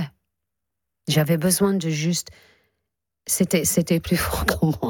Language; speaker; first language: French; non-native, fluent; English